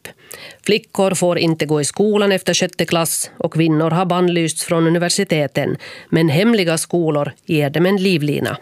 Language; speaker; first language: Swedish; native; Swedish